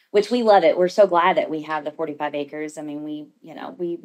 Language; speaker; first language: English; native; English